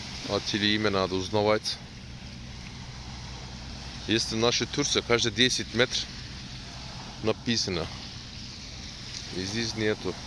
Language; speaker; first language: Russian; non-native, learner; Turkish